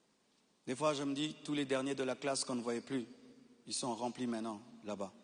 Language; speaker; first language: French; non-native, local second language; Lingala